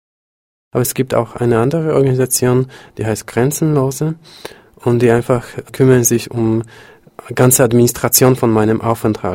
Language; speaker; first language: German; non-native, fluent; Polish